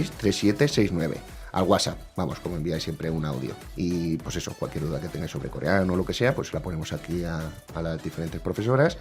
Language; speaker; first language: Spanish; native; Spanish